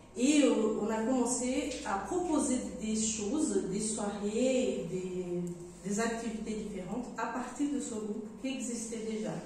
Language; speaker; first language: French; non-native, fluent; Portuguese